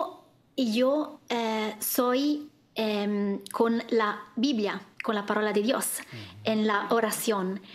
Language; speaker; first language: Spanish; non-native, learner; Italian